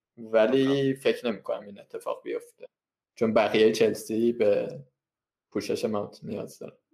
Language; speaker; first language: Persian; native; Persian